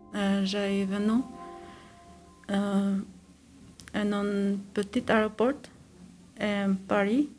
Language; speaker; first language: French; non-native, learner; Albanian